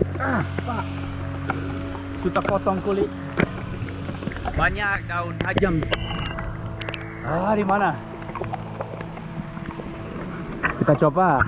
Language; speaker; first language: Indonesian; non-native, fluent; English